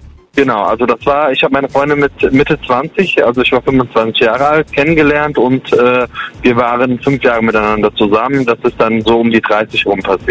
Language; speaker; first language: German; early bilingual, other home language; Kurdish